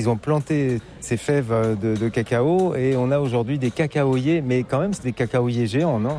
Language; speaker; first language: French; native; French